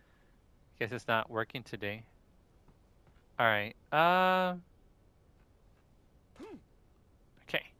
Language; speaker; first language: English; native; English